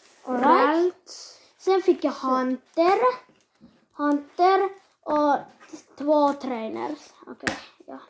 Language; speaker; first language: Swedish; early bilingual, other home language; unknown